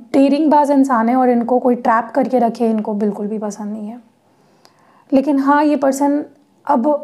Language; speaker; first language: Hindi; non-native, local second language; Marathi